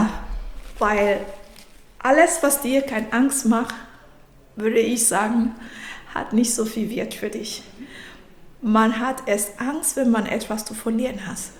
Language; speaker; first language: German; non-native, fluent; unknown